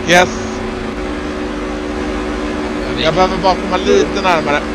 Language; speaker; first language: Swedish; native; Swedish